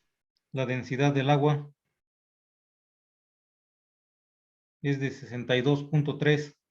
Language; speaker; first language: Spanish; native; Spanish